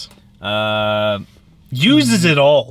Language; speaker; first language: English; native; English